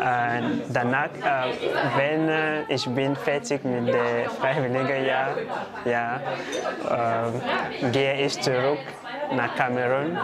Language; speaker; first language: German; non-native, learner; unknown